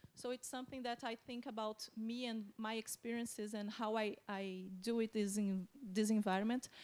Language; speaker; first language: English; non-native, fluent; Portuguese